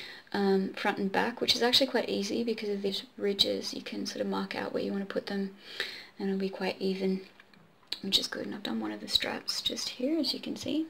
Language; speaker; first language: English; native; English